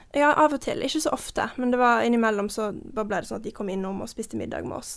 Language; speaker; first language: Norwegian; early bilingual, heritage; Norwegian